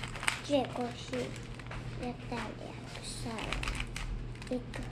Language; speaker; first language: Chinese; native; Chinese